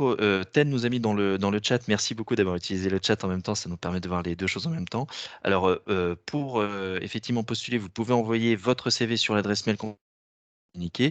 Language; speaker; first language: French; native; French